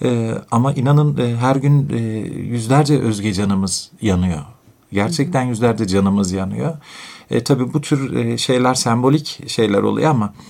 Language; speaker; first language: Turkish; native; Turkish